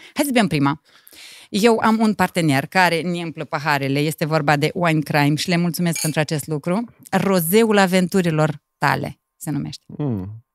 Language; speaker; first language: Romanian; native; Romanian